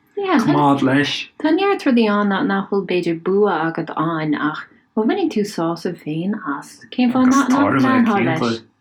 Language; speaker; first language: Irish; native; Irish